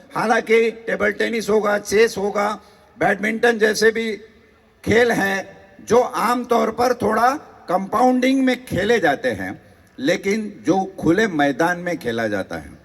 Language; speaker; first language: Hindi; non-native, local second language; Marathi